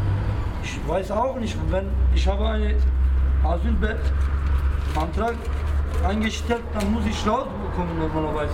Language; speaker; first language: German; non-native, learner; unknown